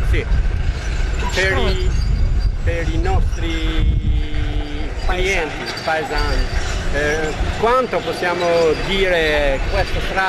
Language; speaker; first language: Italian; non-native, learner; Albanian